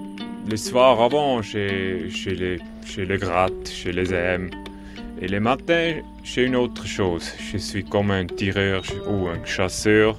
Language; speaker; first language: French; non-native, local second language; German